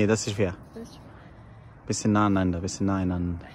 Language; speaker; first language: German; non-native, learner; Arabic